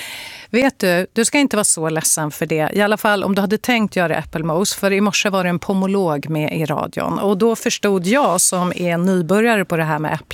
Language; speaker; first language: Swedish; native; Swedish